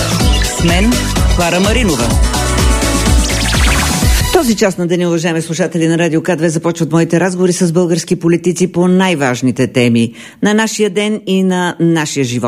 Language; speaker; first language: Bulgarian; native; Bulgarian